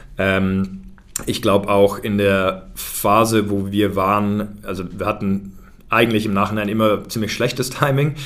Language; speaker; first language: German; early bilingual, heritage; German